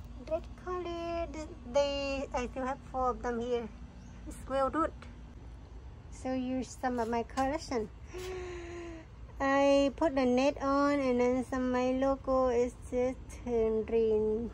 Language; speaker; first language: English; non-native, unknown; Vietnamese